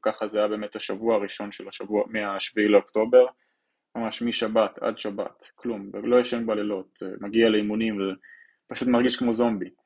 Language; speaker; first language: Hebrew; native; Hebrew